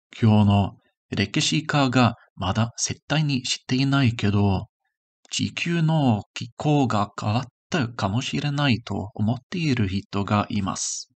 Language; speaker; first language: Japanese; non-native, learner; English